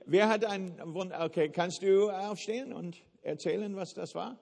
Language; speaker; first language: German; non-native, fluent; English